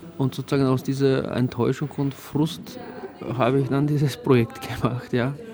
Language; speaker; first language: German; non-native, fluent; Bulgarian